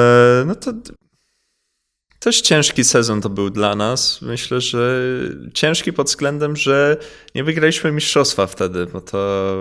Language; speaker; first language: Polish; early bilingual, heritage; Polish